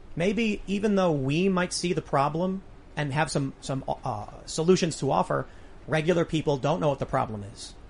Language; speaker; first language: English; native; English